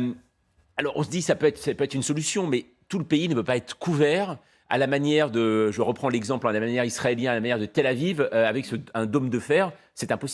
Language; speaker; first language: French; native; French